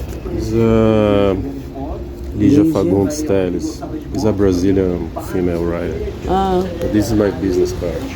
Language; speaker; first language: English; non-native, fluent; Portuguese